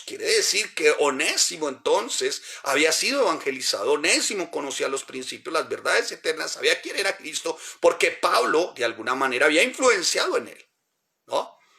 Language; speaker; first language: Spanish; native; Spanish